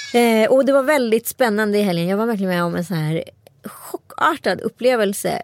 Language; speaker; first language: Swedish; native; Swedish